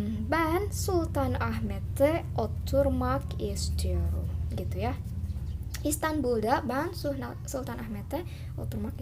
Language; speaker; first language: Turkish; non-native, fluent; Indonesian